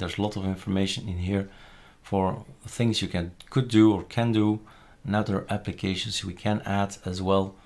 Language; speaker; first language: English; non-native, fluent; Dutch